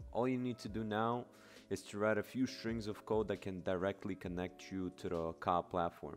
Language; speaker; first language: English; native; English